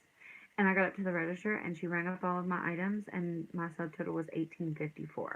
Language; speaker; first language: English; native; English